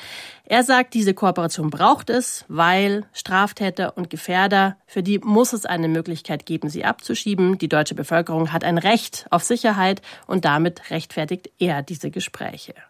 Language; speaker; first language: German; native; German